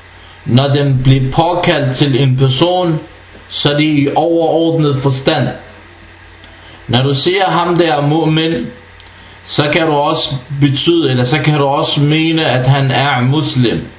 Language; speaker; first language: Danish; early bilingual, other home language; Arabic